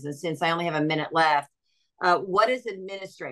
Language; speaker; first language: English; native; English